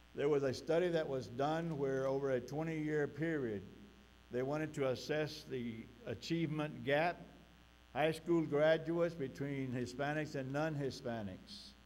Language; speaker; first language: English; early bilingual, other home language; Spanish